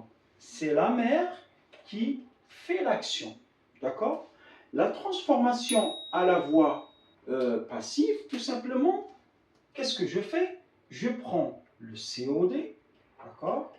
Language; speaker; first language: French; non-native, local second language; Arabic